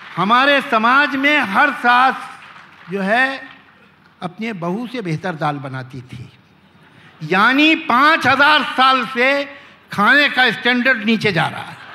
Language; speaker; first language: Hindi; native; Hindi